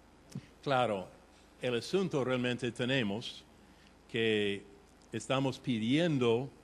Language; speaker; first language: Spanish; non-native, fluent; English